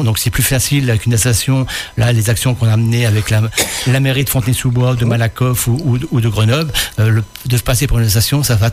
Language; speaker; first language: French; native; French